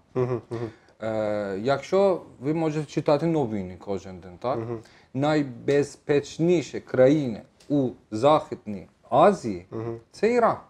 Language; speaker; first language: Ukrainian; non-native, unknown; Persian